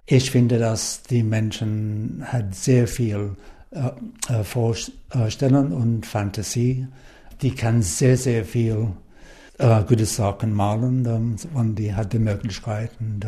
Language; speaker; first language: German; non-native, learner; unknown